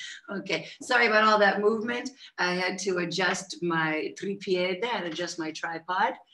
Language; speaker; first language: English; native; English